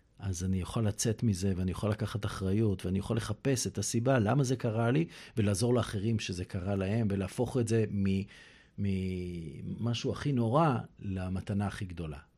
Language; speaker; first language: Hebrew; native; Hebrew